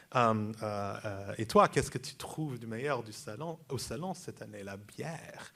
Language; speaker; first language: French; non-native, learner; English